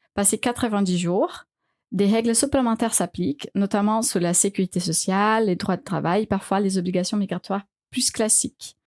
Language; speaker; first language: French; non-native, fluent; Portuguese